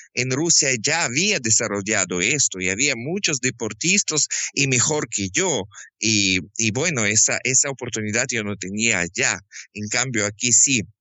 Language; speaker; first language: Spanish; non-native, fluent; Russian